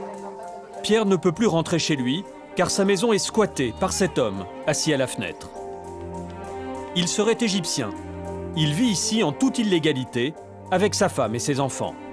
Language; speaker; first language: French; native; French